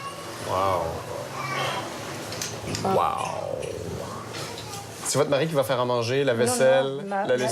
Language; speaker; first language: French; native; French